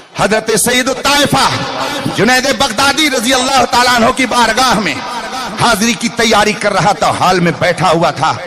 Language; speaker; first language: Urdu; native; Urdu